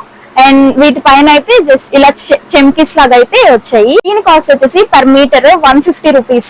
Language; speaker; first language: Telugu; native; Telugu